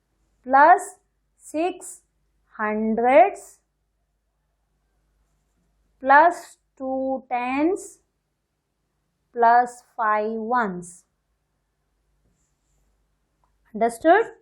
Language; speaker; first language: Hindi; non-native, local second language; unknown